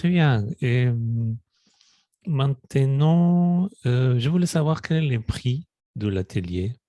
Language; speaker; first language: French; non-native, fluent; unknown